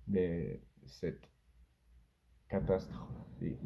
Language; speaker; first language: French; non-native, learner; Spanish